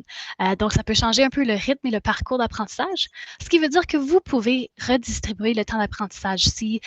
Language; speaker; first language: French; native; French